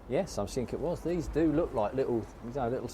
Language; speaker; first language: English; native; English